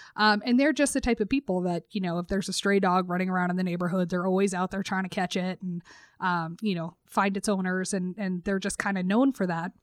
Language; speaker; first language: English; native; English